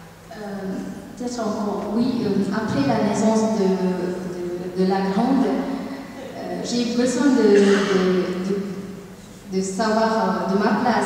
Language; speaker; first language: French; non-native, learner; Tamil